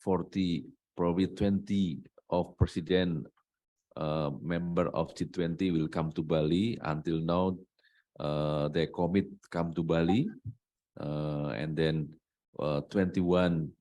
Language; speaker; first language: English; non-native, learner; Indonesian